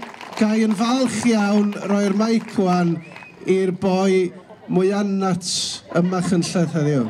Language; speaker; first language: Welsh; native; Welsh